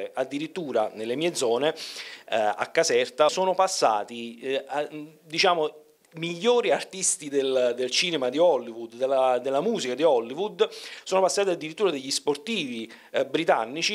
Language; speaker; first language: Italian; native; Italian